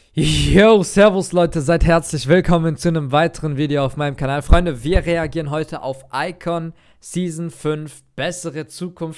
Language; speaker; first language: German; native; German